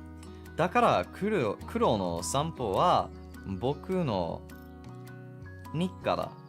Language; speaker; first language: Japanese; non-native, learner; English